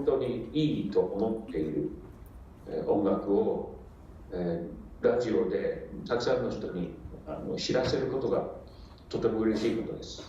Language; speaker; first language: Japanese; non-native, fluent; English